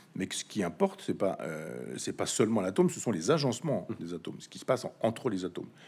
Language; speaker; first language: French; native; French